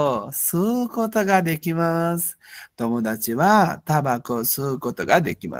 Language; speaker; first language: Japanese; non-native, fluent; Bangla